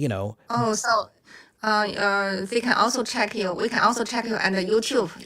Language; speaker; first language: English; non-native, learner; Chinese